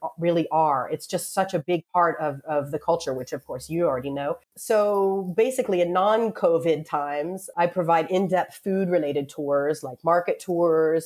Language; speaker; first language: English; native; English